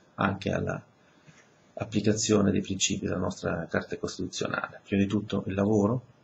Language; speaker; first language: Italian; early bilingual, other home language; Spanish